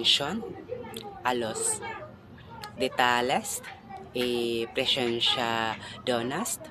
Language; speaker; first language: Spanish; non-native, learner; Cebuano